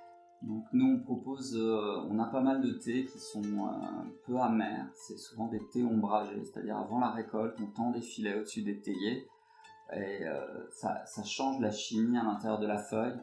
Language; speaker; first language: French; native; French